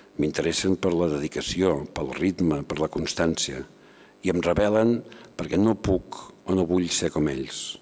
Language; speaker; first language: Catalan; native; Catalan